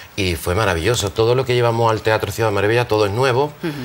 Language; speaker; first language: Spanish; native; Spanish